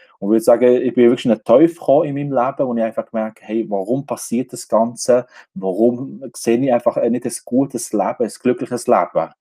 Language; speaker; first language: German; non-native, fluent; Albanian